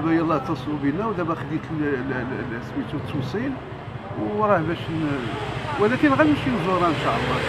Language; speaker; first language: Arabic; native; Arabic